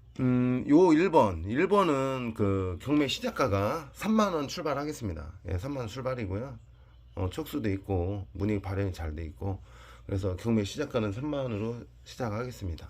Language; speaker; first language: Korean; native; Korean